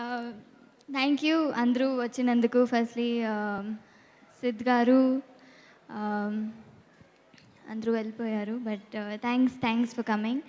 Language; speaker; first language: Telugu; non-native, learner; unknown